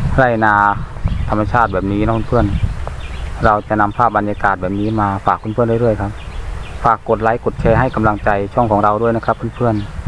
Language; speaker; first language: Thai; non-native, local second language; Khmer